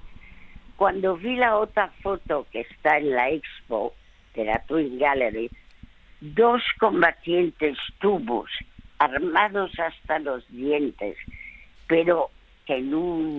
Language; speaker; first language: Spanish; early bilingual, other home language; French